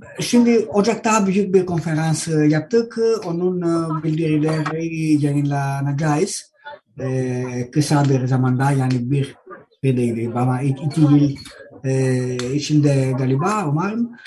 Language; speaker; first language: Turkish; non-native, learner; Greek